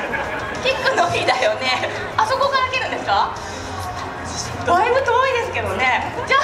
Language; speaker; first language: Japanese; native; Japanese